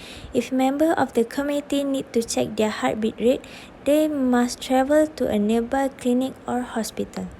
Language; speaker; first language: English; non-native, local second language; Malay